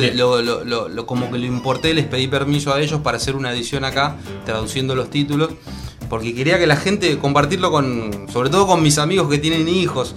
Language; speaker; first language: Spanish; native; Spanish